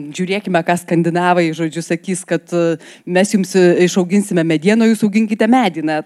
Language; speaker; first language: Lithuanian; native; Lithuanian